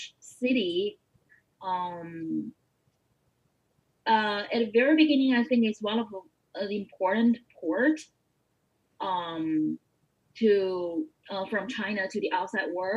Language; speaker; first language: English; non-native, fluent; Chinese